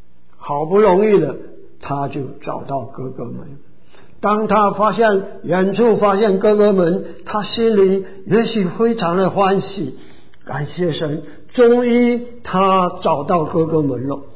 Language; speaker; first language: Chinese; native; Chinese